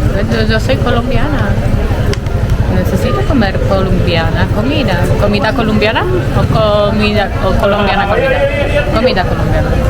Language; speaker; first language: Spanish; non-native, learner; Polish